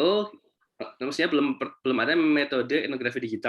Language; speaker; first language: Indonesian; native; Indonesian